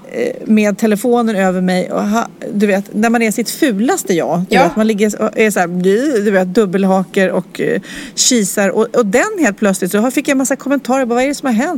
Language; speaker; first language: Swedish; native; Swedish